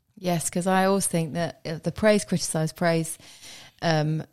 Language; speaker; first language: English; native; English